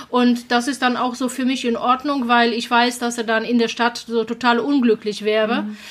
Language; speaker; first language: German; non-native, fluent; Polish